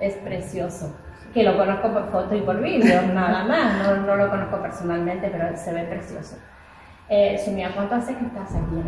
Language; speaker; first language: Spanish; native; Spanish